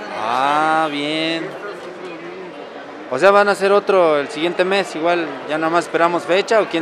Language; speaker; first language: Spanish; native; Spanish